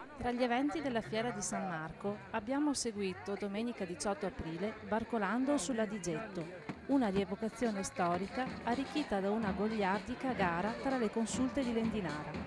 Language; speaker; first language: Italian; native; Italian